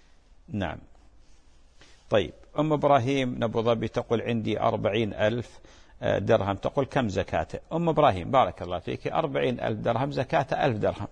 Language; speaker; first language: Arabic; native; Arabic